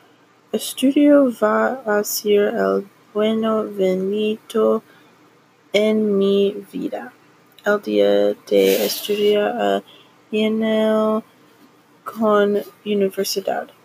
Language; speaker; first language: Spanish; non-native, learner; English